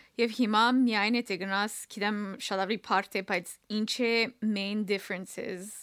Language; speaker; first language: Armenian; early bilingual, heritage; Armenian